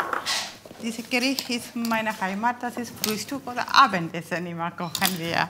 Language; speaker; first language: German; non-native, learner; Tamil